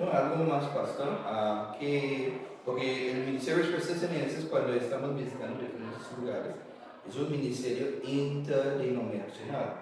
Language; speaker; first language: Spanish; non-native, learner; English